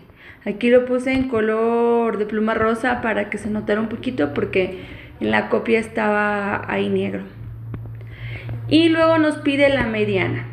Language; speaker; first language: Spanish; native; Spanish